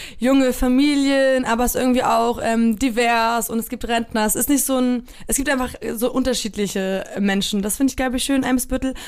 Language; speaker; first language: German; early bilingual, other home language; Polish